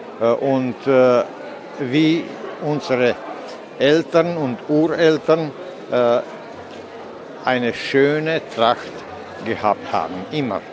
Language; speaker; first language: German; early bilingual, heritage; German